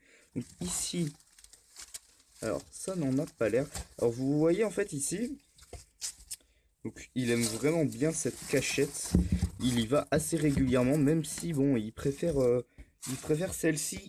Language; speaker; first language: French; native; French